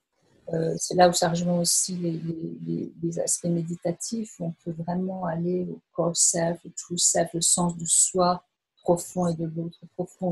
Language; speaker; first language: French; native; French